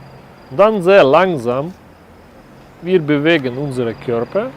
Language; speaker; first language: German; non-native, learner; Russian